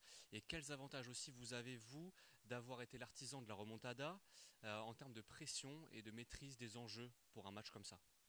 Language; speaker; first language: French; native; French